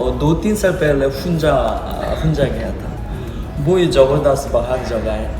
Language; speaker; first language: Urdu; non-native, learner; Korean